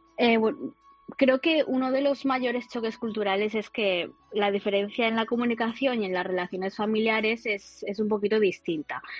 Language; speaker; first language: Spanish; early bilingual, other home language; Wu Chinese